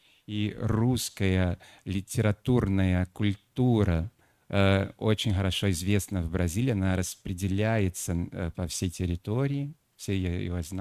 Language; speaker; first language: Russian; non-native, fluent; Portuguese